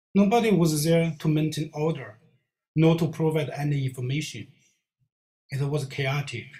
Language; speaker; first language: English; non-native, learner; Chinese